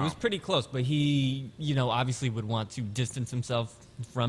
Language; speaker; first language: English; early bilingual, other home language; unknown